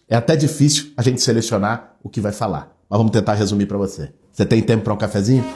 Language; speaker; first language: Portuguese; native; Portuguese